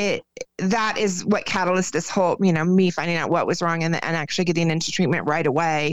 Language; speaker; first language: English; native; English